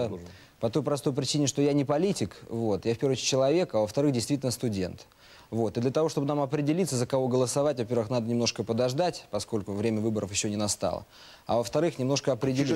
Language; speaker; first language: Russian; native; Russian